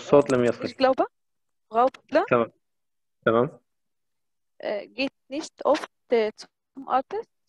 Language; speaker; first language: German; non-native, learner; Arabic